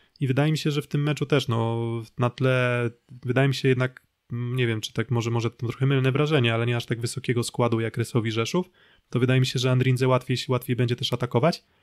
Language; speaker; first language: Polish; native; Polish